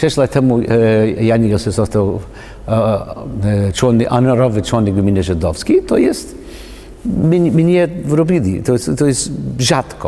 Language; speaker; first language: Polish; non-native, learner; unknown